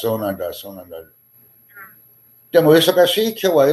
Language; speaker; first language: Japanese; non-native, learner; English